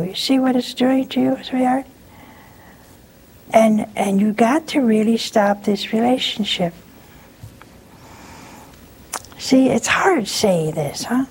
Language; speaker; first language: English; native; English